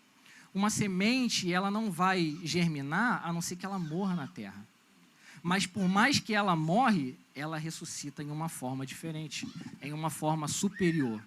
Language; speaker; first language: Portuguese; native; Portuguese